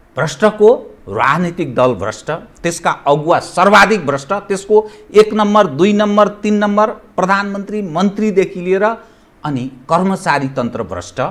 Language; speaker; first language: Nepali; native; Nepali